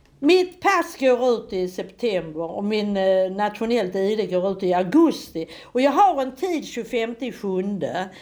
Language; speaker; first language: Swedish; native; Swedish